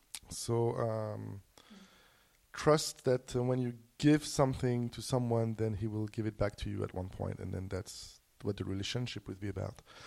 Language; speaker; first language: English; non-native, fluent; French